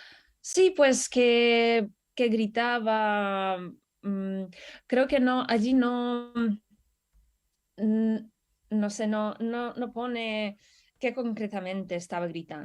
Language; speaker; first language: Spanish; non-native, fluent; Russian